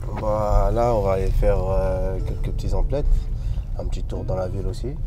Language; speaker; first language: French; native; French